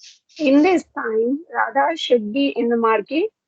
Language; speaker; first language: English; non-native, local second language; Hindi